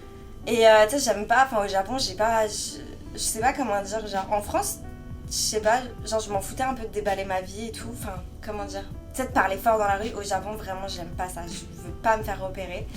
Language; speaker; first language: French; native; French